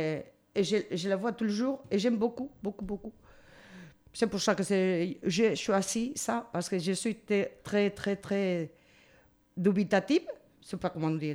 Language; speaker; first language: French; non-native, learner; Spanish